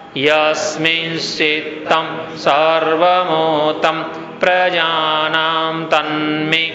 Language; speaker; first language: Hindi; non-native, local second language; Gujarati